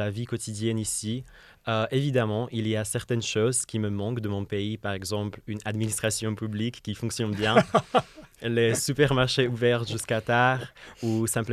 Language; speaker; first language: French; non-native, fluent; Czech